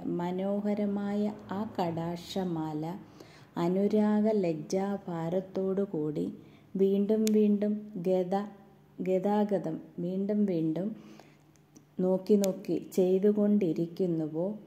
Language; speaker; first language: Malayalam; native; Malayalam